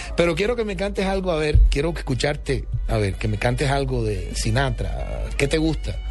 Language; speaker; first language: Spanish; native; Spanish